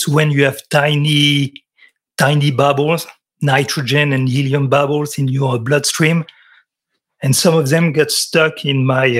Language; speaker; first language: English; non-native, fluent; French